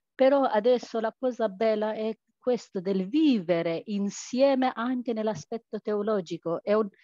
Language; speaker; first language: Italian; non-native, fluent; Albanian